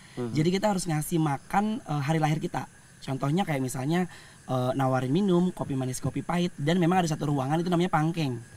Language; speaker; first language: Indonesian; native; Indonesian